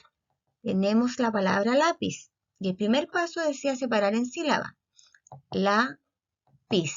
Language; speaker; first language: Spanish; native; Spanish